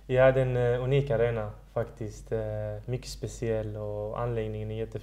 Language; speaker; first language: Swedish; early bilingual, other home language; Persian